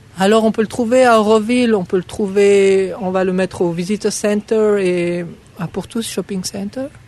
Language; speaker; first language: French; native; French